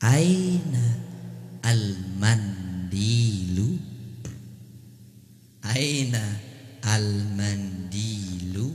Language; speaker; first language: Arabic; non-native, fluent; Indonesian